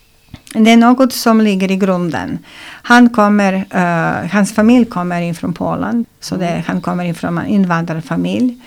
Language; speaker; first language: Swedish; non-native, fluent; Serbian